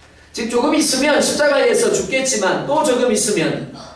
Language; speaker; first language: Korean; native; Korean